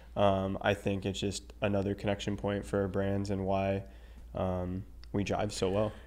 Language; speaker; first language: English; native; English